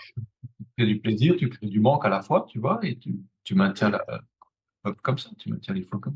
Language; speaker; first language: French; native; French